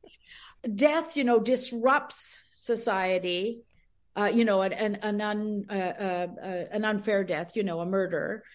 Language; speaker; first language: English; early bilingual, other home language; Spanish